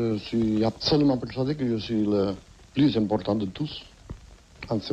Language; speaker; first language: French; non-native, fluent; Catalan